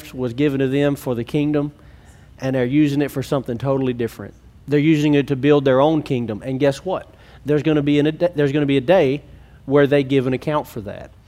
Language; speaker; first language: English; native; English